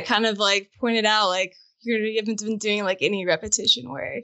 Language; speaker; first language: English; native; English